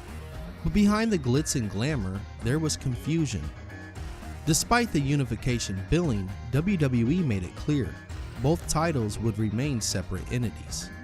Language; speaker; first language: English; native; English